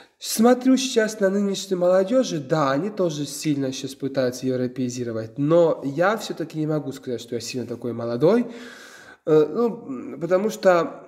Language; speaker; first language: Russian; non-native, local second language; Georgian